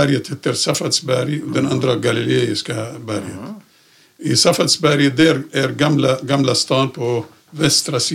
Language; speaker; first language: Swedish; non-native, fluent; Arabic